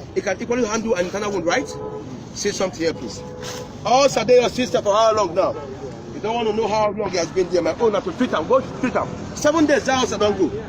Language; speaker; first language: Nigerian Pidgin; non-native, local second language; Yoruba